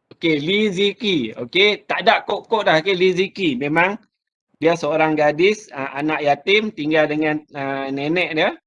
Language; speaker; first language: Malay; native; Malay